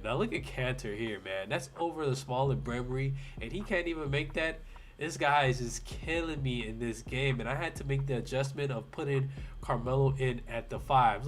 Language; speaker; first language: English; native; English